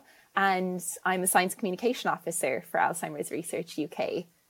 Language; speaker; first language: English; native; English